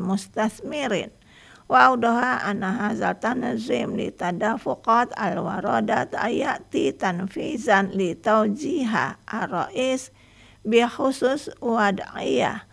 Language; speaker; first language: Arabic; non-native, fluent; Indonesian